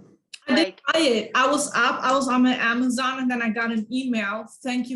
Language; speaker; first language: English; non-native, fluent; German